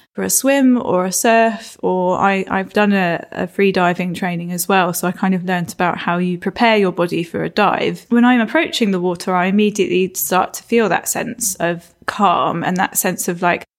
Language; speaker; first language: English; native; English